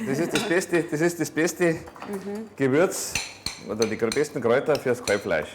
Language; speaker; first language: German; native; German